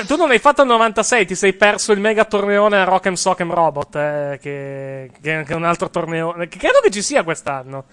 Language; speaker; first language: Italian; native; Italian